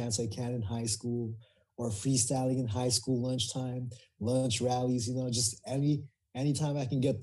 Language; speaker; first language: English; early bilingual, other home language; Filipino